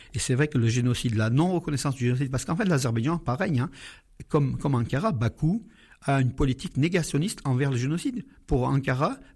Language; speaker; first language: French; non-native, fluent; Armenian